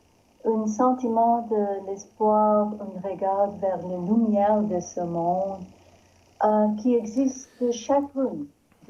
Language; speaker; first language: French; non-native, learner; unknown